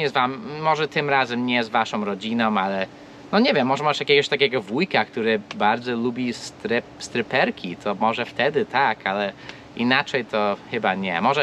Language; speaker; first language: Polish; non-native, fluent; English